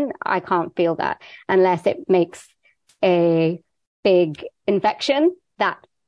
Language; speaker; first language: English; native; English